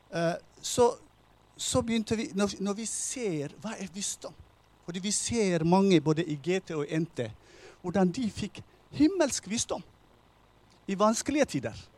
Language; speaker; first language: Norwegian; non-native, fluent; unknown